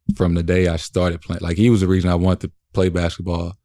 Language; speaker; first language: English; native; English